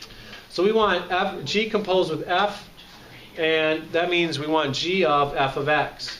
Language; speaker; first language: English; native; English